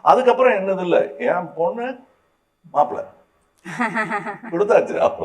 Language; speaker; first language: Tamil; native; Tamil